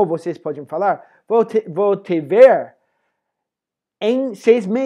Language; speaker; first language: Portuguese; non-native, fluent; English